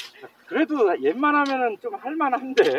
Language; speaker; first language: Korean; native; Korean